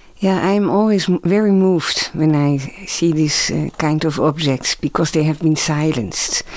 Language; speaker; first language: English; non-native, fluent; Dutch